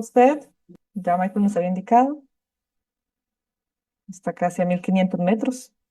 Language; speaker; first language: Spanish; native; Spanish